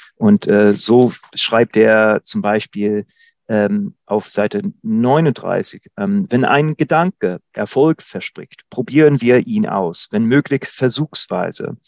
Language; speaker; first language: German; non-native, fluent; English